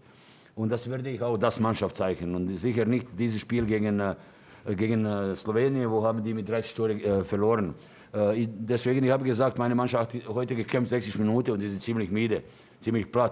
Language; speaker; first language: German; non-native, fluent; Russian